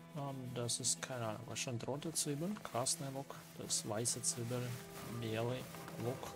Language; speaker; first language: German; non-native, fluent; Russian